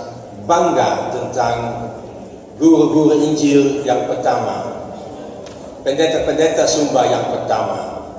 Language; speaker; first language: Indonesian; non-native, fluent; Dutch